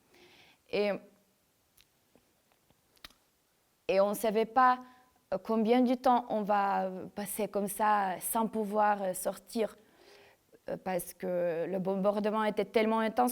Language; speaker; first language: French; non-native, fluent; Ukrainian